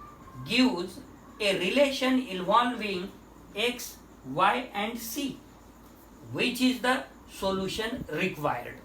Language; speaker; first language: English; non-native, local second language; Marathi